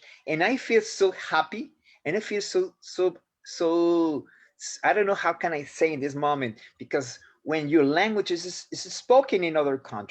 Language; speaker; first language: English; non-native, fluent; Spanish